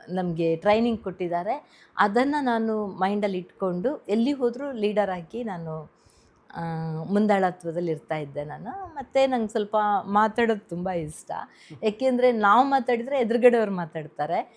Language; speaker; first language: Kannada; native; Kannada